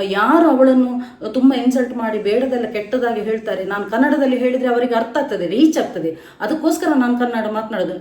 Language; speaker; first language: Kannada; non-native, local second language; Tulu